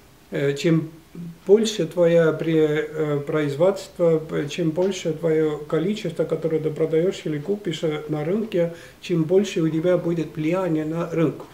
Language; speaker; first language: Russian; non-native, local second language; Estonian